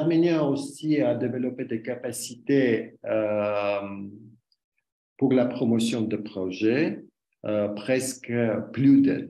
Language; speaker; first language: French; non-native, learner; Armenian